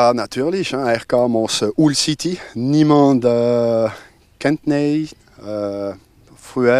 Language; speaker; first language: German; non-native, local second language; French